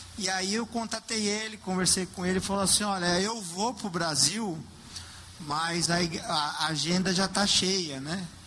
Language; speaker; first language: Portuguese; native; Portuguese